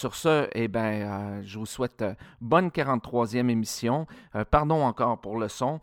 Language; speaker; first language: French; native; French